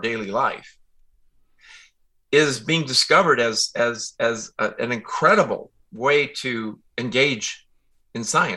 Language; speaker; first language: English; native; English